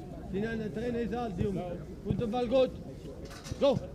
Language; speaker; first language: German; non-native, learner; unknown